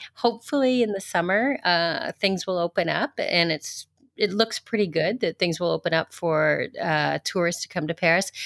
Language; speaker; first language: English; native; English